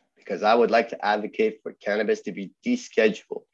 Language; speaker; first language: English; early bilingual, other home language; Persian